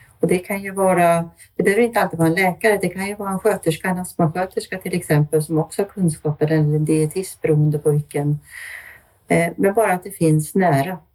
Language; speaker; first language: Swedish; native; Swedish